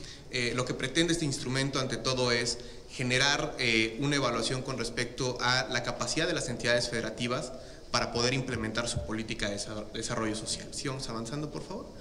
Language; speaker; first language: Spanish; native; Spanish